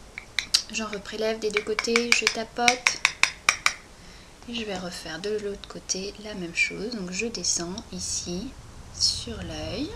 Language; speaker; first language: French; native; French